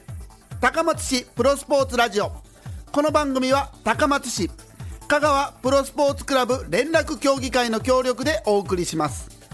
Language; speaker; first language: Japanese; native; Japanese